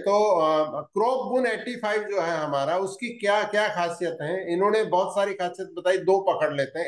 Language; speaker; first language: Hindi; native; Hindi